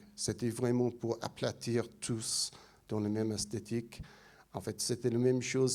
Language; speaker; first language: French; non-native, fluent; English